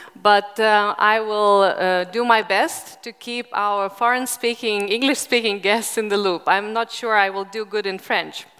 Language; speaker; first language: English; non-native, fluent; Lithuanian